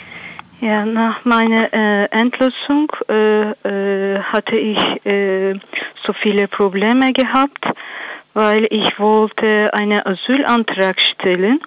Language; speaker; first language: German; non-native, learner; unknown